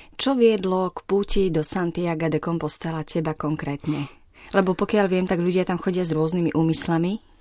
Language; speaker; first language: Slovak; native; Slovak